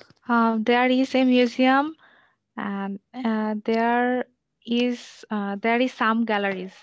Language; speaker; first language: English; non-native, learner; Bangla